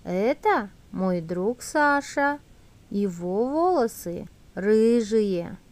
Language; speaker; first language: Russian; non-native, local second language; Kazakh